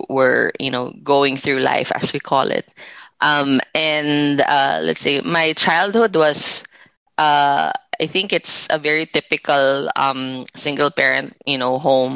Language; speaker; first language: English; non-native, local second language; Filipino